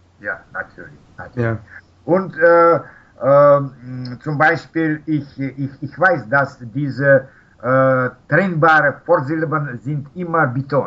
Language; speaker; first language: German; non-native, fluent; Russian